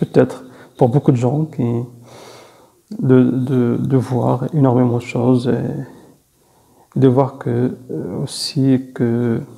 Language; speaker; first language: French; non-native, fluent; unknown